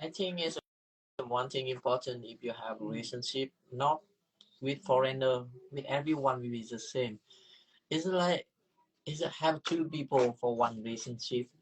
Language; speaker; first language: English; non-native, learner; Vietnamese